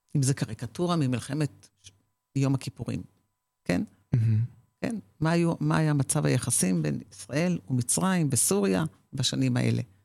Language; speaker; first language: Hebrew; native; Hebrew